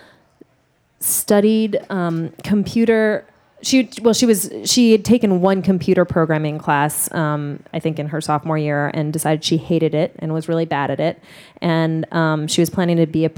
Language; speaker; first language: English; native; English